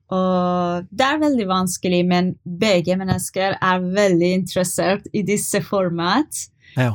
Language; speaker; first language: Norwegian; non-native, learner; Persian